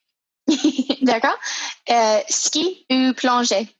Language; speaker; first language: French; non-native, fluent; English